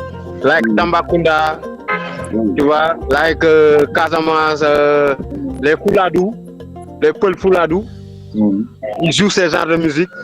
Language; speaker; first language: French; non-native, local second language; Wolof